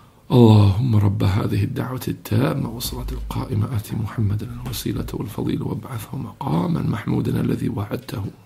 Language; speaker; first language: Arabic; non-native, fluent; English